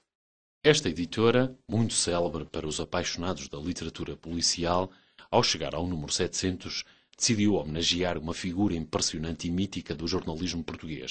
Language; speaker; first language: Portuguese; native; Portuguese